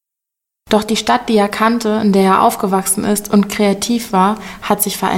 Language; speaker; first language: German; native; German